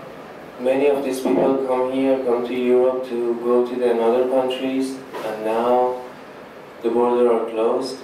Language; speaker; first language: English; non-native, learner; Persian